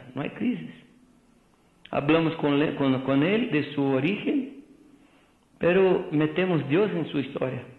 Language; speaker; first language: Spanish; non-native, fluent; Portuguese